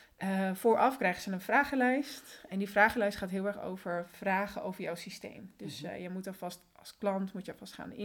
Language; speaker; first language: Dutch; early bilingual, other home language; Spanish